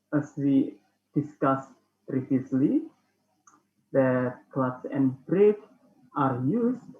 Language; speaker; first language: English; non-native, fluent; Indonesian